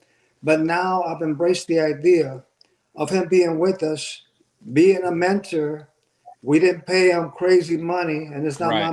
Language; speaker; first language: English; native; English